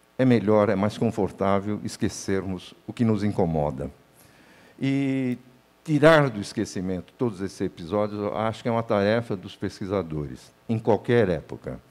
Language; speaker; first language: Portuguese; native; Portuguese